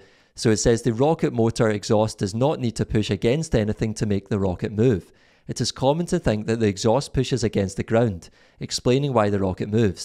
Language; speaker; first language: English; native; English